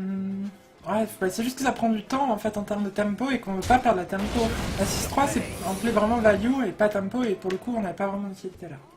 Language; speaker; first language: French; native; French